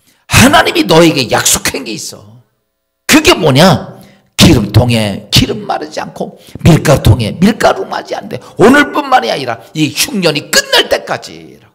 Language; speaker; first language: Korean; native; Korean